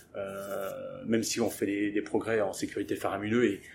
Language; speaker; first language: French; early bilingual, other home language; English